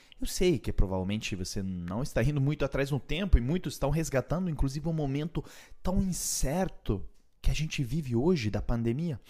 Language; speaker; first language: Portuguese; non-native, fluent; Italian